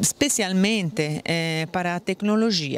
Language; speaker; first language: Portuguese; non-native, fluent; Italian